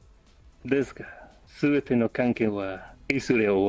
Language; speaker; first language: Japanese; non-native, learner; English